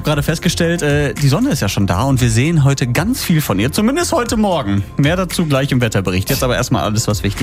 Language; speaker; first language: German; native; German